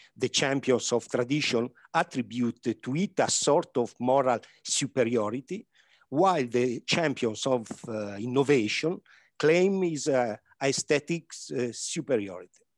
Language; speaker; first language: English; non-native, learner; Italian